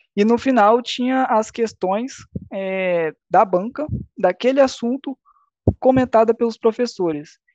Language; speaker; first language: Portuguese; native; Portuguese